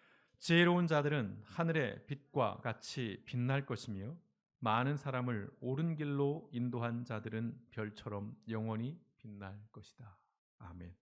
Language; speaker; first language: Korean; native; Korean